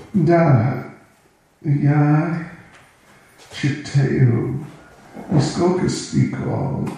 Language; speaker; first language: Russian; non-native, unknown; English